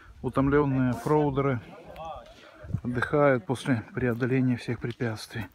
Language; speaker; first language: Russian; non-native, local second language; Ukrainian